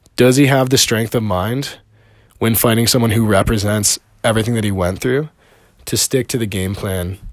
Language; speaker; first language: English; native; English